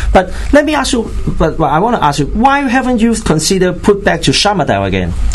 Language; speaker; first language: English; non-native, local second language; Cantonese